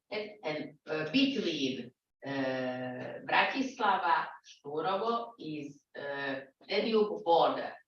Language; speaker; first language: English; non-native, learner; Slovak